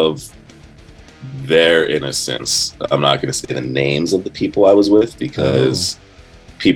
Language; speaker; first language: English; native; English